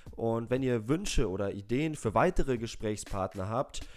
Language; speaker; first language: German; early bilingual, other home language; Portuguese